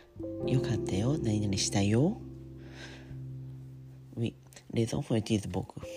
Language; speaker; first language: French; non-native, learner; Japanese